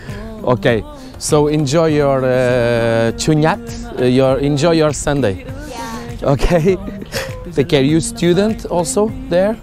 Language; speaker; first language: English; non-native, fluent; Portuguese